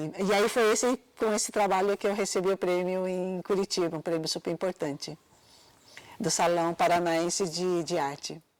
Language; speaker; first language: Portuguese; early bilingual, other home language; Cantonese